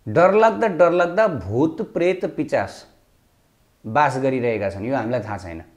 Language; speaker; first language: Nepali; native; Nepali